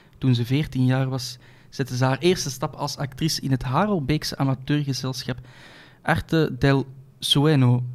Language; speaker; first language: Dutch; native; Dutch